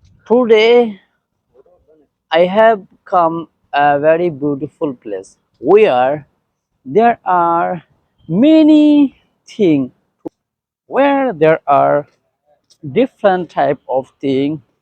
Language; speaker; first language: English; non-native, learner; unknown